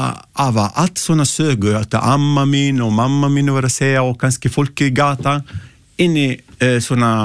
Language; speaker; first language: Icelandic; non-native, learner; Italian